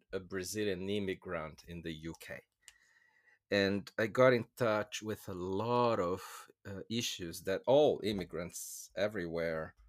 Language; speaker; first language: English; non-native, fluent; Portuguese